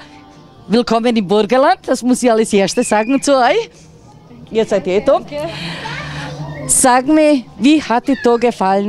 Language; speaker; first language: German; non-native, learner; Croatian